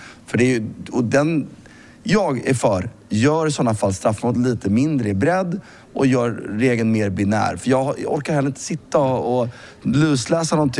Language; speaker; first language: Swedish; native; Swedish